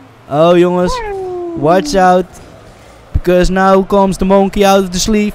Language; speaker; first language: English; non-native, learner; Dutch